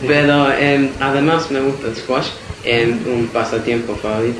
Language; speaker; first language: Spanish; early bilingual, heritage; Spanish